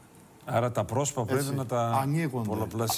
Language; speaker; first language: Greek; native; Greek